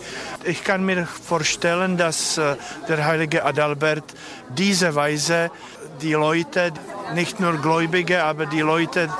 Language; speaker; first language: German; non-native, fluent; Czech